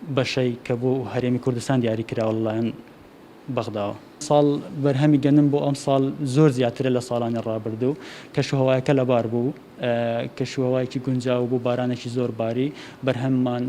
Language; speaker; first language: Central Kurdish; non-native, local second language; Kurdish